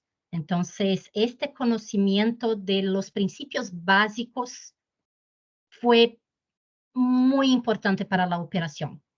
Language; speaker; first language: Spanish; non-native, fluent; Portuguese